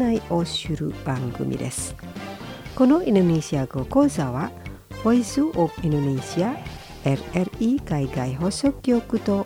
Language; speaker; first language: Japanese; non-native, fluent; Indonesian